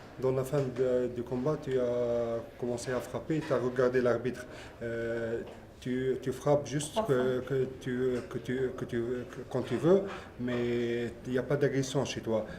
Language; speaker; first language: French; non-native, learner; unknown